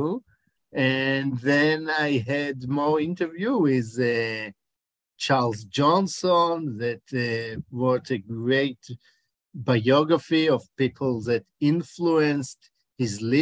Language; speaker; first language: English; non-native, fluent; Hebrew